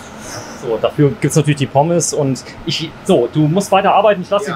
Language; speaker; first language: German; native; German